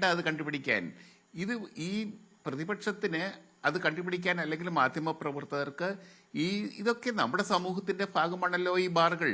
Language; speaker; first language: Malayalam; native; Malayalam